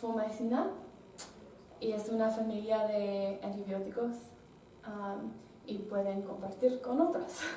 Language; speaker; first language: Spanish; non-native, learner; English